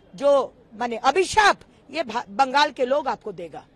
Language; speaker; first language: Hindi; non-native, local second language; Bangla